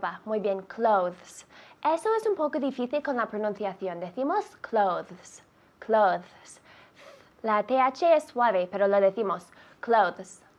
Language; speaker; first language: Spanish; non-native, fluent; English